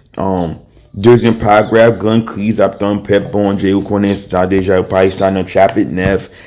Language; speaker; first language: Haitian Creole; early bilingual, heritage; Haitian Creole